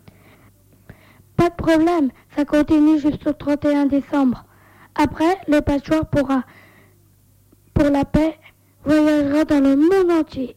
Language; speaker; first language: French; native; French